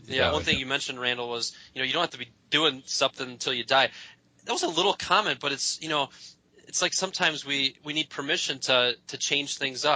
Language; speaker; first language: English; native; English